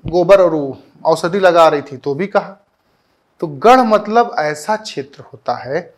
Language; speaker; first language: Hindi; native; Hindi